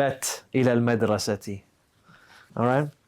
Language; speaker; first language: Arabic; non-native, fluent; English